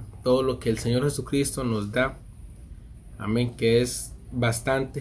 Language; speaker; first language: Spanish; native; Spanish